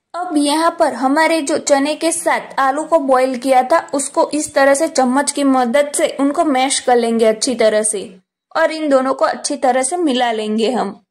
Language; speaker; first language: Hindi; non-native, local second language; Gujarati